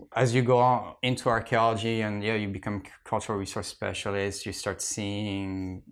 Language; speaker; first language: English; non-native, fluent; French